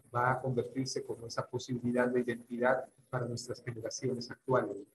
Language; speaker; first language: Spanish; non-native, local second language; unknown